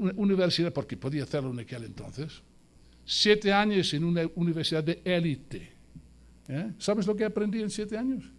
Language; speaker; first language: Spanish; non-native, fluent; English